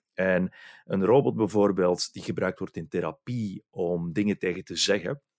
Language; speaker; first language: Dutch; native; Dutch